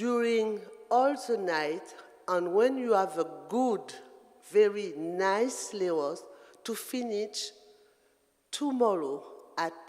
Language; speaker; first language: English; non-native, learner; French